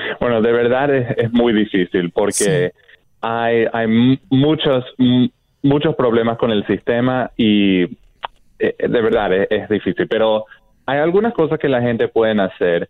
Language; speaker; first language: Spanish; non-native, fluent; English